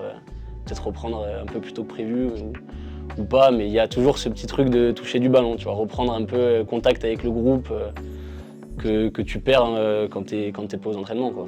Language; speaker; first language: French; native; French